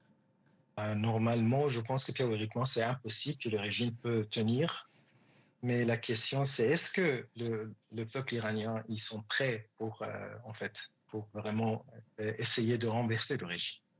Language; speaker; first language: French; non-native, fluent; Persian